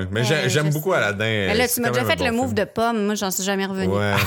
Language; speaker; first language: French; native; French